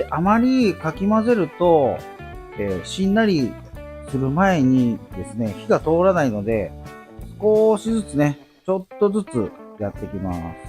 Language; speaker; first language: Japanese; native; Japanese